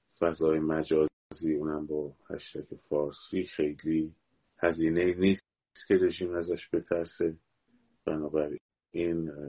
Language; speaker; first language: Persian; native; Persian